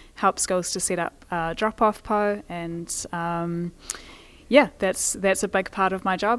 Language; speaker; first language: English; native; English